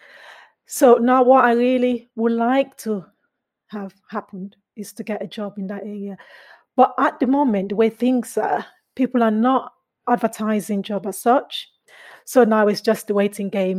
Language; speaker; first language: English; non-native, local second language; Krio